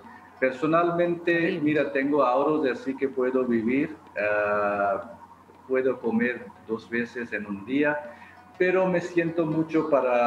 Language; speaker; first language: Spanish; non-native, fluent; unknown